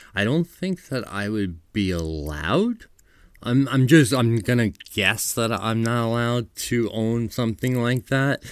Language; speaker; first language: English; native; English